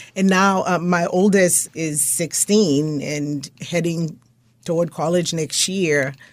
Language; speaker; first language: English; non-native, fluent; Haitian Creole